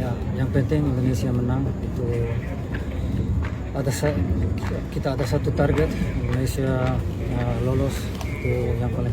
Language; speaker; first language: Indonesian; non-native, fluent; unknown